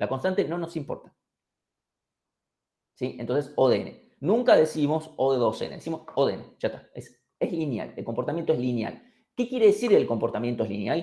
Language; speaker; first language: Spanish; native; Spanish